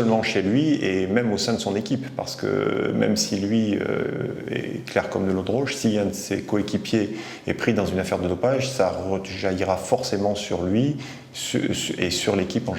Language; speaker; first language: French; native; French